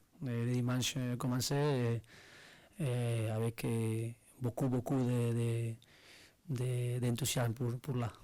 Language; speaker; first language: French; non-native, learner; Spanish